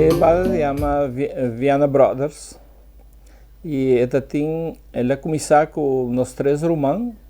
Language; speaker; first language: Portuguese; early bilingual, heritage; Portuguese